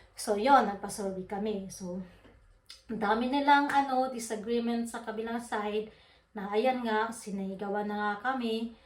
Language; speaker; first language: Filipino; non-native, local second language; Waray